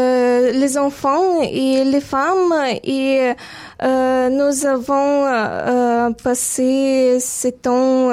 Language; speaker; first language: French; non-native, learner; Ukrainian